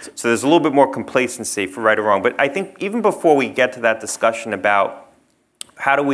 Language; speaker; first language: English; native; English